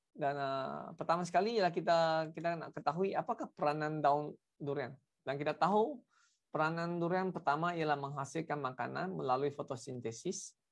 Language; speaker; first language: Malay; non-native, local second language; Chinese